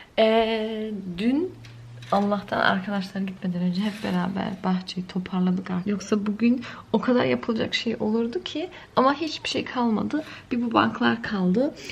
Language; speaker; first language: Turkish; early bilingual, heritage; Turkish